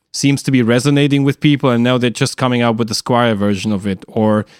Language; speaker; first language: English; non-native, fluent; German